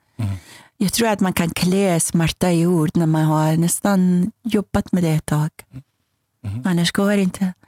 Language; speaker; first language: Swedish; non-native, fluent; Persian